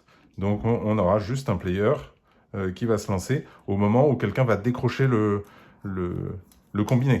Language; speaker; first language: French; native; French